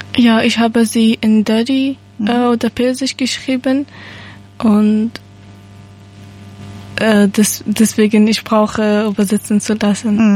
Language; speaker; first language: German; non-native, learner; Persian